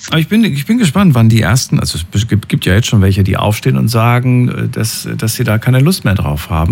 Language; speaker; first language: German; native; German